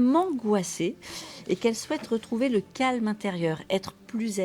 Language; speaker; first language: French; native; French